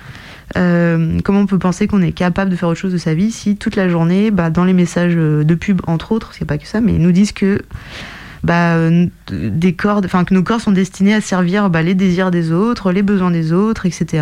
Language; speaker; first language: French; native; French